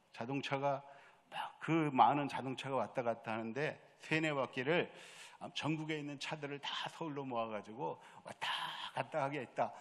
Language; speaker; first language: Korean; native; Korean